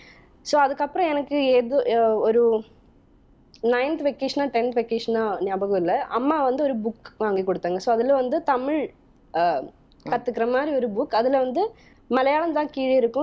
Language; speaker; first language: Tamil; non-native, local second language; Malayalam